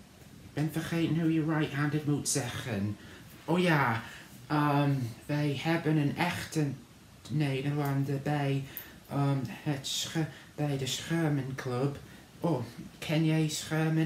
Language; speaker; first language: Dutch; non-native, learner; English